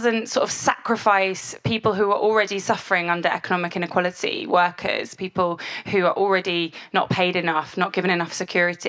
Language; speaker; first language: English; native; English